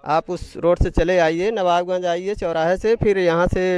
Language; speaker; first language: Hindi; native; Hindi